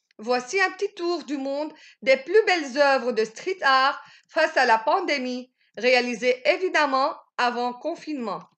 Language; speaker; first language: French; non-native, local second language; Arabic